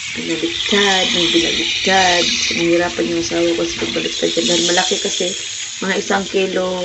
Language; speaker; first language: Filipino; non-native, local second language; Cebuano